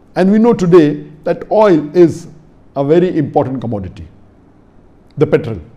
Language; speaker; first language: English; non-native, local second language; Urdu